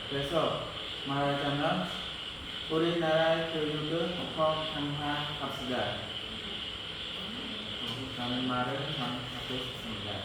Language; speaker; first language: Korean; non-native, learner; Khmer